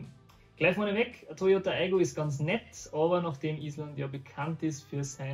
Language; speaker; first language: German; native; German